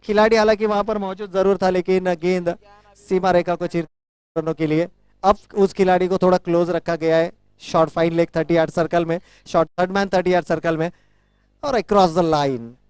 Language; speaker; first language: Hindi; non-native, local second language; Marathi